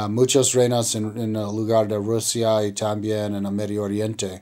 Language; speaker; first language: Spanish; non-native, learner; English